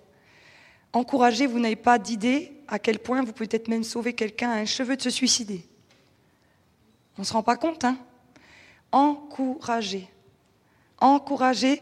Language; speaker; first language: French; native; French